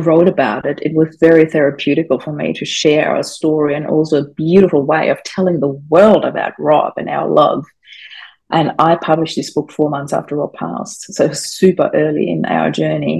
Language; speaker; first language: English; non-native, fluent; German